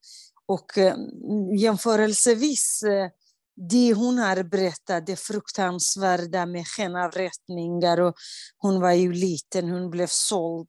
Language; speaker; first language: Swedish; non-native, fluent; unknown